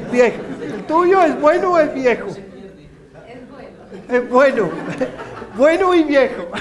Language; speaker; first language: Spanish; non-native, fluent; Dutch